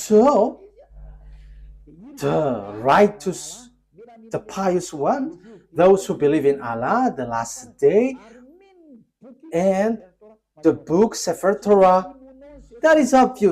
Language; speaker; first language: English; non-native, fluent; Malagasy